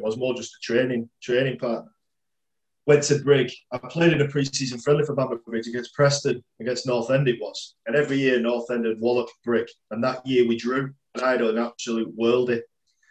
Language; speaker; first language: English; native; English